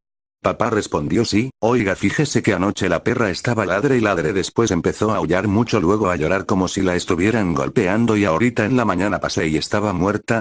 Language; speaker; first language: Spanish; native; Spanish